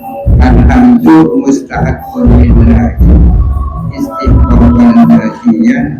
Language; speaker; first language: Arabic; non-native, fluent; Indonesian